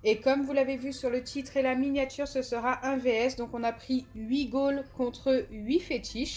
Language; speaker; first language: French; native; French